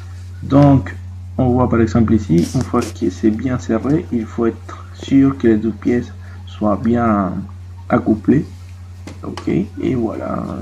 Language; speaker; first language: French; non-native, fluent; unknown